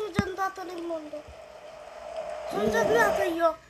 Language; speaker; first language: Italian; early bilingual, other home language; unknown